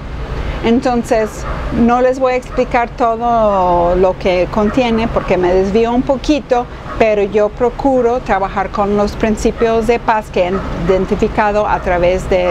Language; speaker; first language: Spanish; non-native, fluent; English